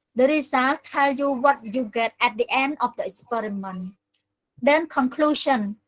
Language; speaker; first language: English; non-native, learner; Khmer